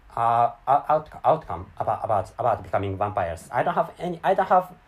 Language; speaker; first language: English; non-native, learner; Japanese